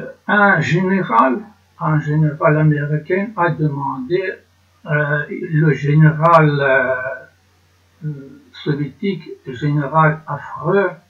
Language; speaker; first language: French; non-native, learner; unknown